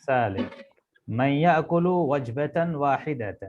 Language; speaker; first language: Arabic; non-native, fluent; Urdu